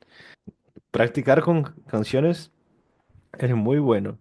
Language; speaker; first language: Spanish; non-native, fluent; Portuguese